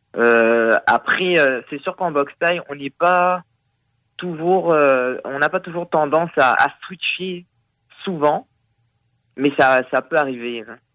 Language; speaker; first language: French; native; French